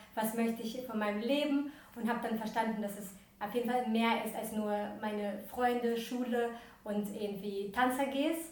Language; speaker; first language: German; early bilingual, other home language; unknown